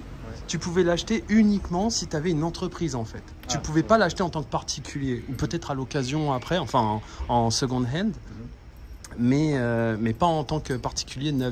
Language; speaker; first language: French; native; French